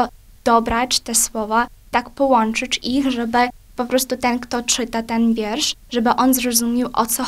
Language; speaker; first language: Polish; non-native, fluent; Ukrainian